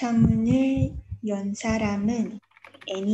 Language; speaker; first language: Korean; non-native, learner; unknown